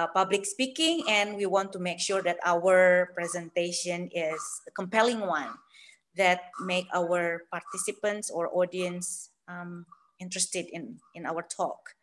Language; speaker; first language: English; non-native, fluent; Sundanese